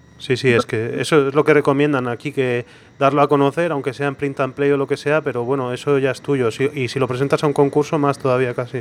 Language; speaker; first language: Spanish; non-native, local second language; Catalan